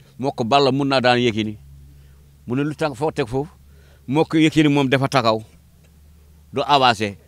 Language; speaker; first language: Wolof; non-native, local second language; Fula